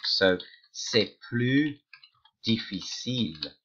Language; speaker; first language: French; non-native, fluent; English